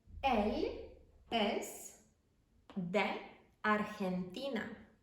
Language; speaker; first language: Spanish; non-native, fluent; Ukrainian